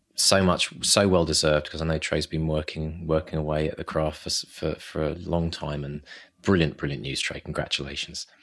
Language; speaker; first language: English; native; English